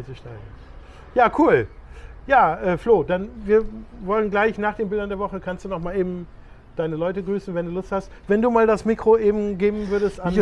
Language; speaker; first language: German; native; German